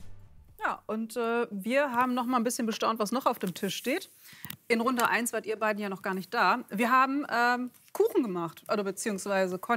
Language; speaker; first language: German; native; German